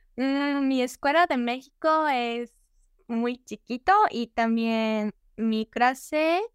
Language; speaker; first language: Spanish; non-native, learner; Japanese